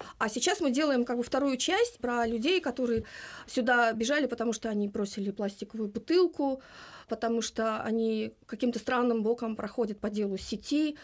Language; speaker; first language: Russian; non-native, local second language; Lithuanian